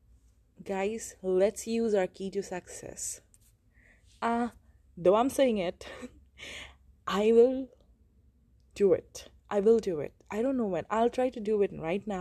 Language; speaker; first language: English; non-native, local second language; Hindi